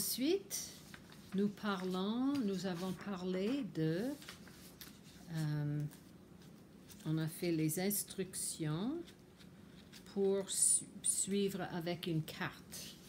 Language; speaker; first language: French; non-native, fluent; English